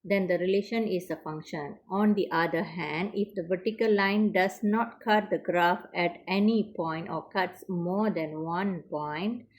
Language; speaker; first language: English; non-native, local second language; Malay